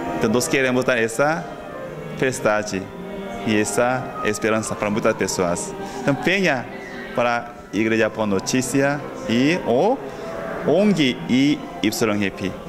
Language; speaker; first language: Portuguese; non-native, fluent; Korean